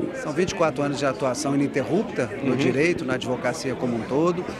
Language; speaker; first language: Portuguese; native; Portuguese